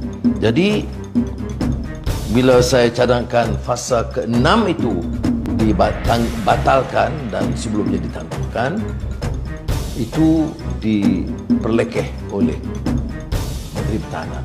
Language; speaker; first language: Malay; native; Malay